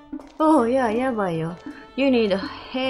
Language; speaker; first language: English; non-native, learner; Japanese